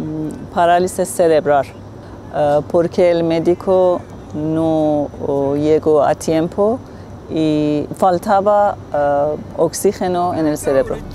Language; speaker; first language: Spanish; non-native, fluent; Persian